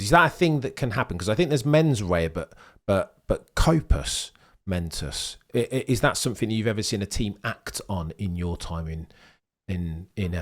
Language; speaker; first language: English; native; English